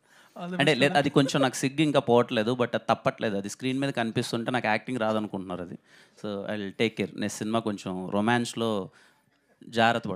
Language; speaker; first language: Telugu; native; Telugu